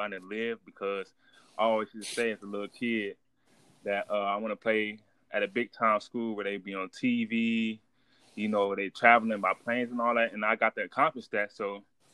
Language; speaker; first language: English; native; English